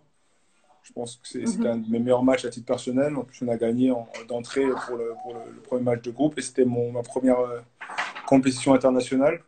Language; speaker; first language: French; native; French